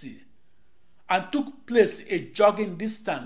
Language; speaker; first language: English; non-native, local second language; Igbo